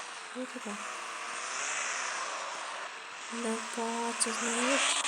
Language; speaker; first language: Russian; non-native, local second language; Kazakh